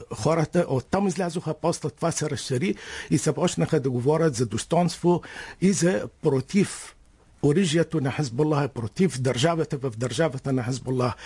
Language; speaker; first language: Bulgarian; non-native, fluent; Arabic